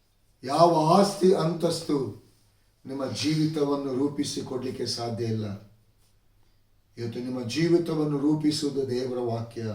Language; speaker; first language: Kannada; native; Kannada